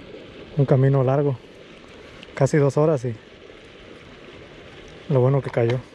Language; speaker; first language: Spanish; native; Spanish